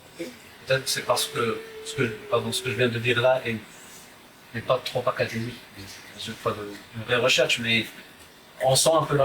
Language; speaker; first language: French; non-native, local second language; Arabic